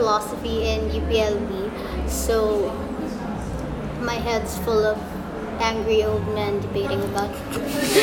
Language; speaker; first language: English; non-native, local second language; Filipino